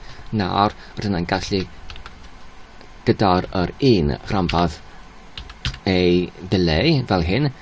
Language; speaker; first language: Welsh; non-native, learner; English